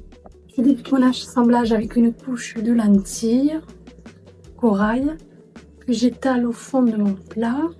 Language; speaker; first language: French; native; French